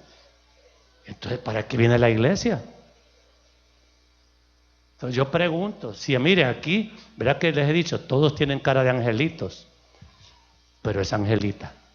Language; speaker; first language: Spanish; native; Spanish